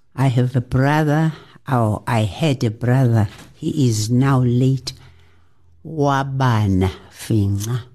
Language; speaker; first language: English; non-native, local second language; Xhosa